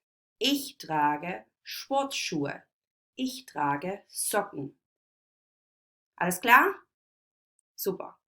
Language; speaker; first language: German; non-native, fluent; English